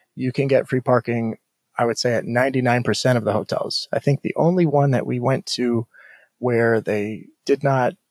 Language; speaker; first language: English; native; English